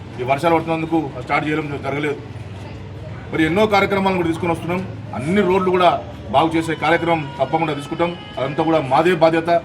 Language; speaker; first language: Telugu; native; Telugu